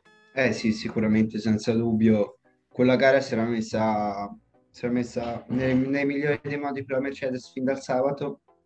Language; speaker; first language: Italian; native; Italian